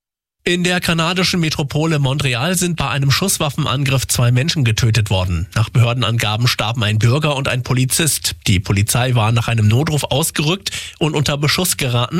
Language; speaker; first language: German; native; German